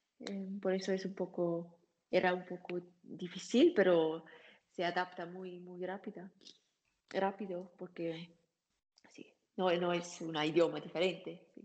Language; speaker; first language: Spanish; non-native, learner; German